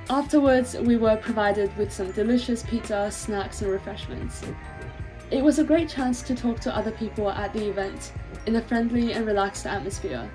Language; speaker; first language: English; native; English